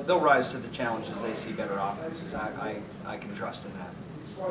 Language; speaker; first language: English; native; English